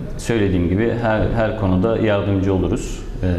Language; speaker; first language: Turkish; native; Turkish